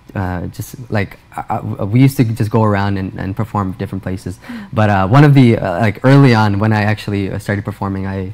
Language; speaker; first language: English; native; English